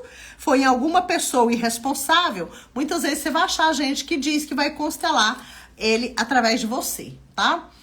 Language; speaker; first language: Portuguese; native; Portuguese